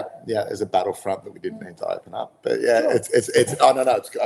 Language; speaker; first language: English; native; English